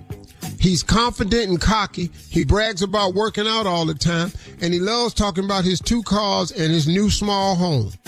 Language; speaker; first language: English; native; English